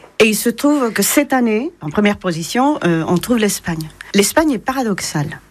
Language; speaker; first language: French; non-native, fluent; Spanish